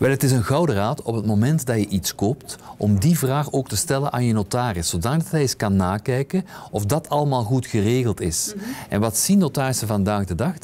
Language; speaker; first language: Dutch; native; Dutch